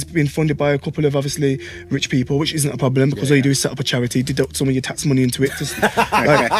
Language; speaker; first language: English; native; English